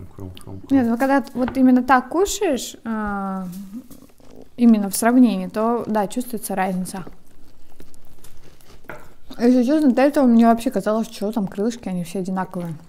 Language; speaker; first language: Russian; native; Russian